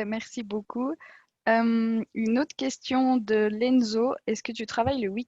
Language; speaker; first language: French; native; French